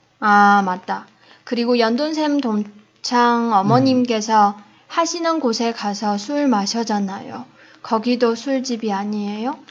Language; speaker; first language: Korean; non-native, fluent; Chinese